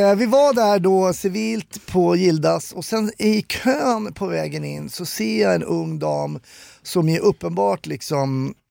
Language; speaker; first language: Swedish; native; Swedish